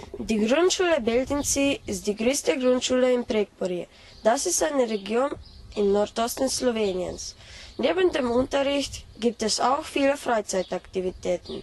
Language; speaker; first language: German; non-native, learner; Slovenian